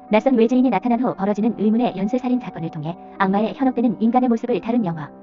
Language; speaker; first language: Korean; native; Korean